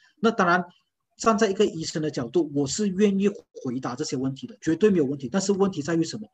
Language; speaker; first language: Chinese; native; Chinese